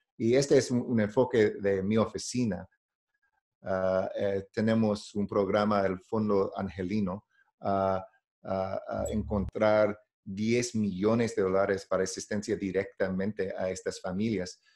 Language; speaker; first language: Spanish; non-native, learner; English